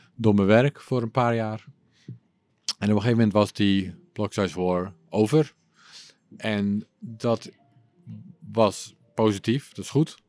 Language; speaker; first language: Dutch; non-native, local second language; English